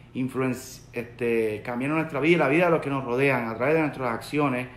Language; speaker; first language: Spanish; native; Spanish